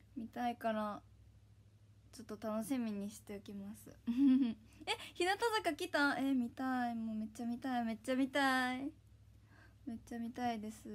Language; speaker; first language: Japanese; native; Japanese